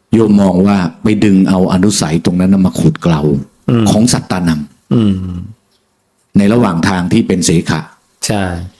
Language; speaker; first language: Thai; native; Thai